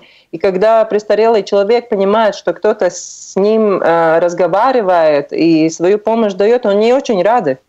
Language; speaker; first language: Russian; non-native, local second language; Latvian